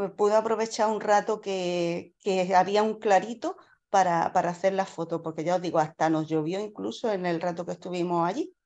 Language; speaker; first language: Spanish; native; Spanish